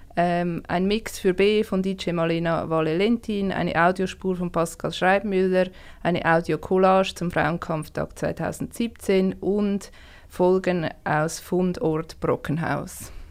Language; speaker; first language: German; native; German